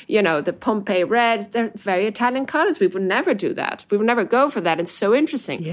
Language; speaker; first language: English; non-native, fluent; Italian